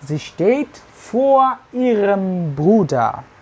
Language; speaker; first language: German; non-native, fluent; Indonesian